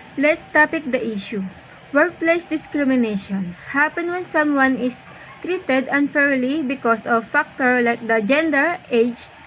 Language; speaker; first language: English; non-native, local second language; Filipino